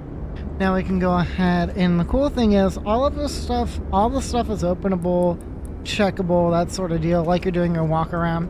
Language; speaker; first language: English; native; English